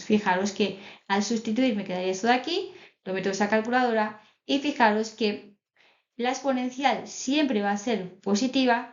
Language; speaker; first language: Spanish; native; Spanish